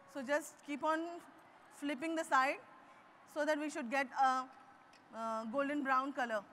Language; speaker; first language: English; non-native, local second language; Urdu